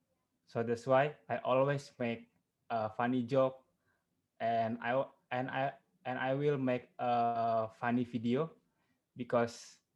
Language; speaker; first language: English; non-native, learner; Indonesian